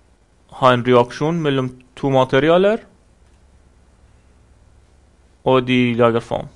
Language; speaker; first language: Norwegian; non-native, fluent; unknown